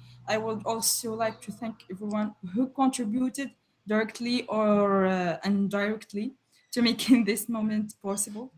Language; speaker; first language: English; non-native, learner; French